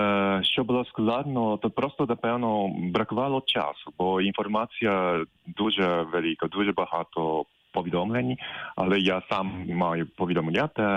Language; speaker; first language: Ukrainian; non-native, fluent; Japanese